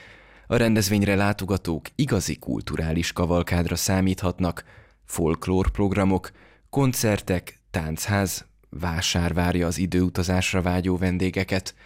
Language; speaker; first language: Hungarian; native; Hungarian